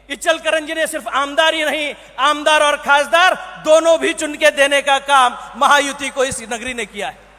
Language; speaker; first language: Hindi; non-native, local second language; Marathi